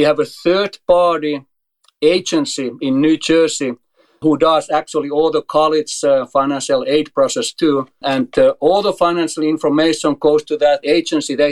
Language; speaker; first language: English; non-native, fluent; Finnish